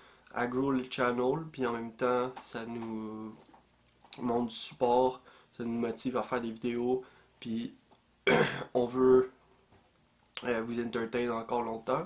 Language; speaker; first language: French; native; French